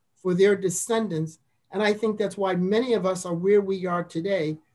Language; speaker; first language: English; native; English